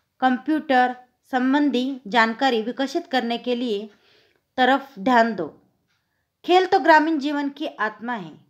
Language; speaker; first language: Hindi; non-native, local second language; Marathi